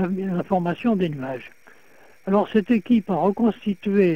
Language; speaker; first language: French; native; French